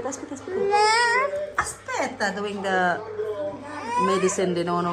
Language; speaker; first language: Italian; non-native, learner; Filipino